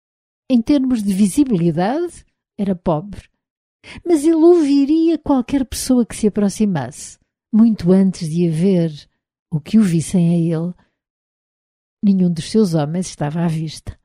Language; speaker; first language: Portuguese; native; Portuguese